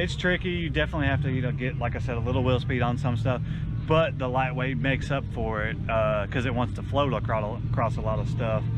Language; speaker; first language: English; native; English